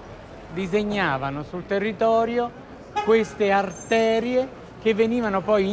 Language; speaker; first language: Italian; native; Italian